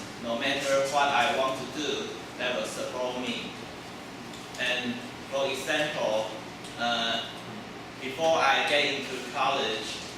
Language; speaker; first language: English; non-native, learner; Chinese